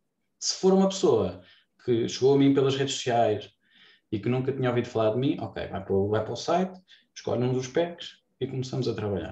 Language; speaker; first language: Portuguese; native; Portuguese